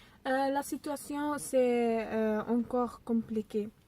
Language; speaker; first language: French; non-native, learner; Dutch